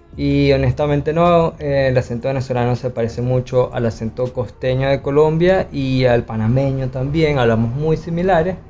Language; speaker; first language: Spanish; native; Spanish